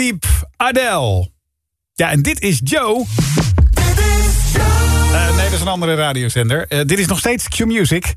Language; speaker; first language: Dutch; native; Dutch